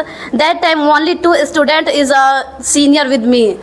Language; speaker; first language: English; non-native, learner; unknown